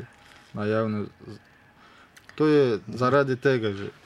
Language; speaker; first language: Slovenian; non-native, learner; Russian